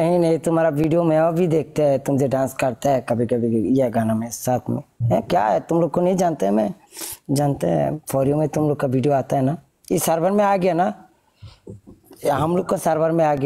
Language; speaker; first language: Hindi; non-native, fluent; Bangla